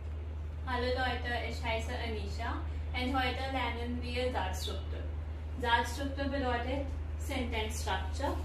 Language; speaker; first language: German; non-native, fluent; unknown